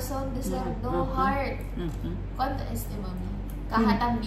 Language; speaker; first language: Spanish; non-native, learner; Filipino